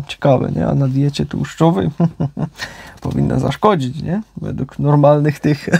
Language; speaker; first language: Polish; native; Polish